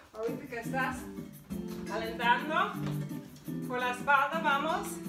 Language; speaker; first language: Spanish; non-native, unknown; English